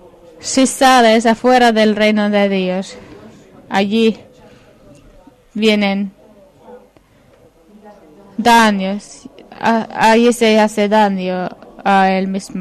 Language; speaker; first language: Spanish; non-native, fluent; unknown